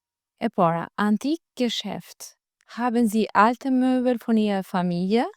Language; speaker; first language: German; non-native, fluent; Albanian